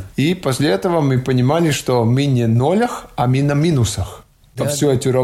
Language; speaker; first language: Russian; non-native, local second language; Latvian